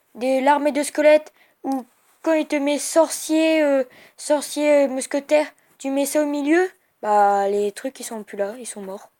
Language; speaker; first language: French; native; French